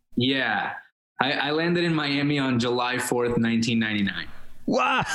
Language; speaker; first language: English; early bilingual, other home language; Spanish